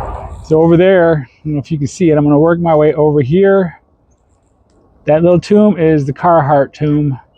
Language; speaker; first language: English; native; English